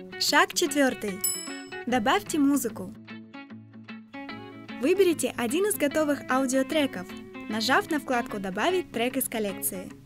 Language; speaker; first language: Russian; native; Russian